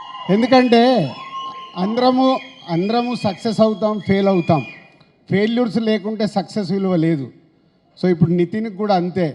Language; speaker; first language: Telugu; native; Telugu